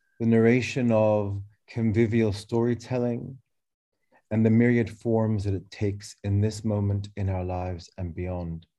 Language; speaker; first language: English; early bilingual, other home language; Arabic